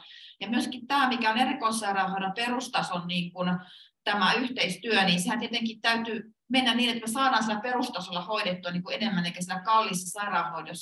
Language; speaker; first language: Finnish; native; Finnish